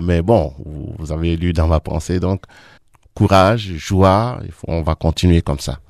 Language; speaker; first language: French; non-native, local second language; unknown